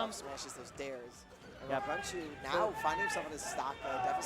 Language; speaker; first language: English; native; English